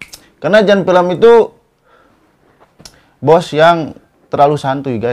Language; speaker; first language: Indonesian; non-native, local second language; Sundanese